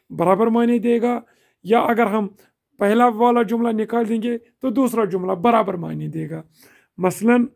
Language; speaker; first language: Urdu; non-native, local second language; Kashmiri